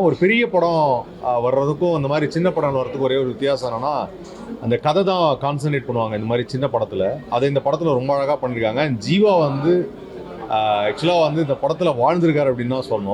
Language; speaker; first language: Tamil; native; Tamil